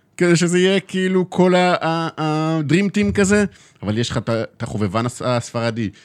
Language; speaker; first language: Hebrew; native; Hebrew